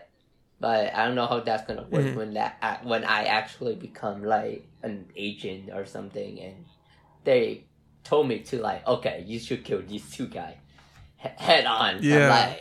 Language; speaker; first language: English; non-native, fluent; Vietnamese